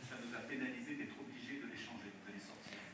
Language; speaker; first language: French; native; French